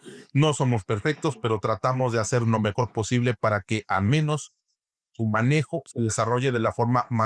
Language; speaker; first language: Spanish; native; Spanish